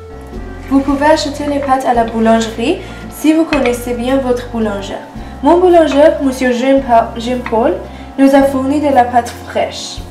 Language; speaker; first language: French; non-native, learner; English